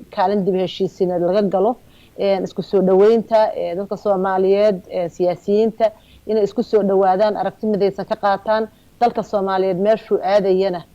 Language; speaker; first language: Somali; native; Somali